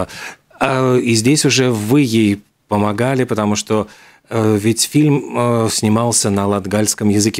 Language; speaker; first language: Russian; native; Russian